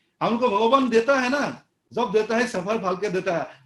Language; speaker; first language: Hindi; non-native, local second language; Assamese